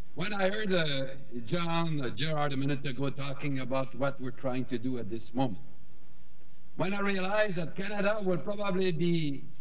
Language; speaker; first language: English; non-native, fluent; French